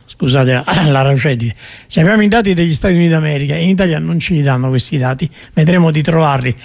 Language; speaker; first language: Italian; native; Italian